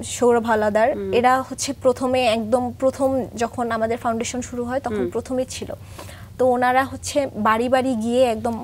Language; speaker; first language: Bangla; native; Bangla